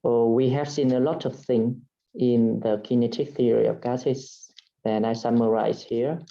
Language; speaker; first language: English; non-native, fluent; Vietnamese